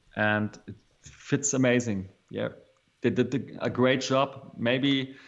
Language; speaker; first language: English; non-native, fluent; German